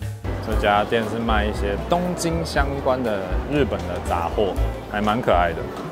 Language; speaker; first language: Chinese; native; Chinese